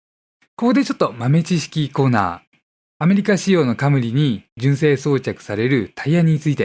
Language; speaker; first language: Japanese; native; Japanese